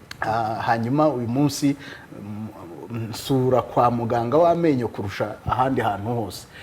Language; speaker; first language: Kinyarwanda; native; Kinyarwanda